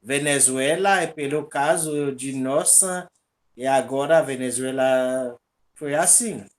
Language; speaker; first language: Portuguese; non-native, local second language; Haitian Creole